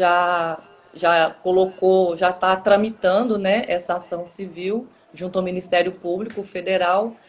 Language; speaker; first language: Portuguese; native; Portuguese